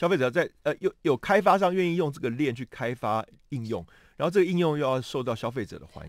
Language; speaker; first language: Chinese; native; Chinese